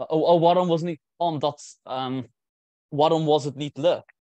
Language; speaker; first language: Dutch; non-native, learner; English